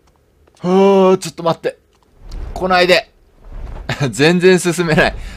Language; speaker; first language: Japanese; native; Japanese